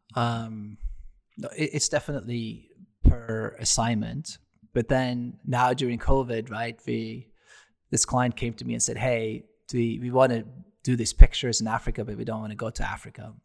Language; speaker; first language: English; non-native, fluent; Norwegian